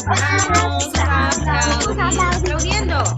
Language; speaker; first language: Spanish; native; Spanish